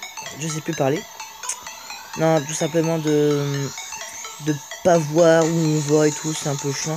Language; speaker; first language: French; native; French